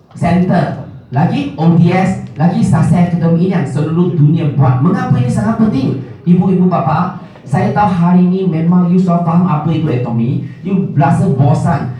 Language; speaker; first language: Malay; non-native, local second language; Min Nan Chinese